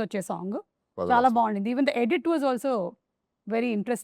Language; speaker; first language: Telugu; native; Telugu